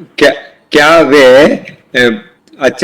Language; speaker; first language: Hindi; non-native, learner; Telugu